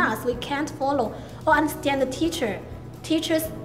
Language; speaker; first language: English; non-native, learner; Chinese